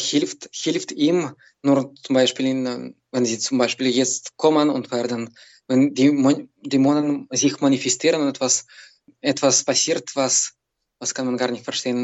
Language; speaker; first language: German; non-native, fluent; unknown